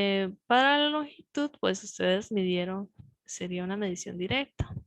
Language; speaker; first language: Spanish; native; Spanish